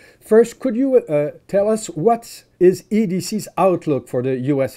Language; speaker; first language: English; non-native, fluent; French